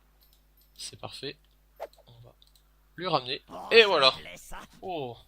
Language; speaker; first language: French; native; French